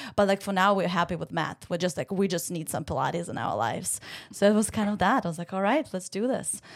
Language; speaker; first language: English; non-native, fluent; Ukrainian